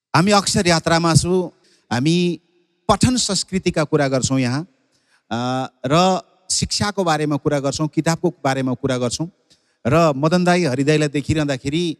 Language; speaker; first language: Nepali; native; Nepali